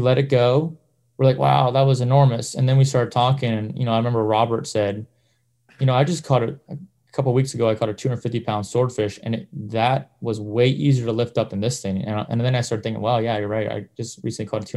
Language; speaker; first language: English; native; English